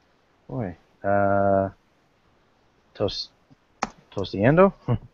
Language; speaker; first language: Spanish; non-native, learner; English